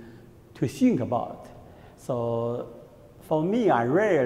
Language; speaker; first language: English; non-native, learner; Chinese